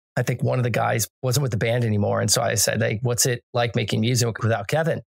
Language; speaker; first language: English; native; English